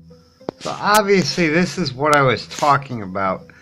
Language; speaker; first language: English; native; English